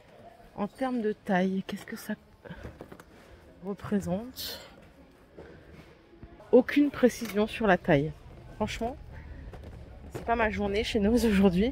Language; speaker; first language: French; native; French